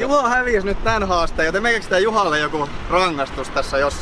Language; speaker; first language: Finnish; native; Finnish